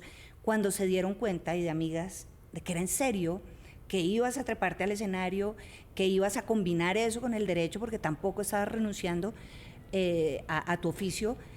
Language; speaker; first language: Spanish; native; Spanish